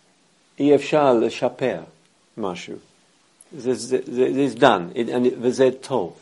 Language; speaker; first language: Hebrew; non-native, fluent; English